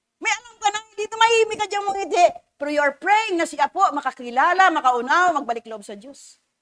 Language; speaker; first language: Filipino; native; Filipino